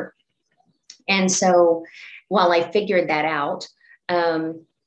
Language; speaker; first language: English; native; English